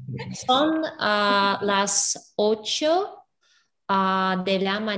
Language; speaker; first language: Spanish; non-native, learner; Russian